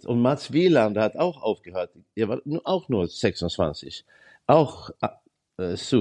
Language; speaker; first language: German; non-native, learner; Swedish